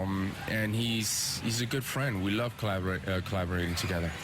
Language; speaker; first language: English; early bilingual, other home language; Spanish